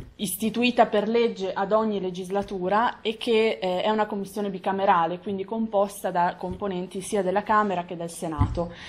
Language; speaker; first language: Italian; native; Italian